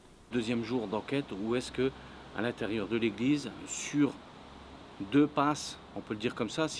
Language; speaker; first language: French; native; French